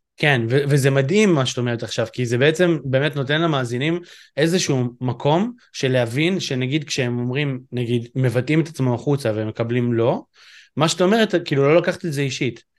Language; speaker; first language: Hebrew; native; Hebrew